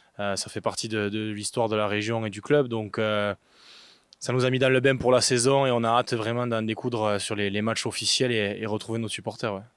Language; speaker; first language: French; native; French